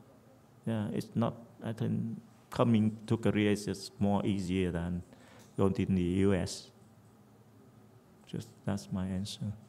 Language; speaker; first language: English; non-native, fluent; Vietnamese